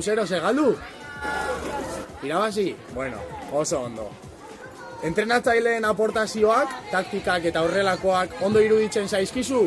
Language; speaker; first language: Basque; non-native, local second language; Spanish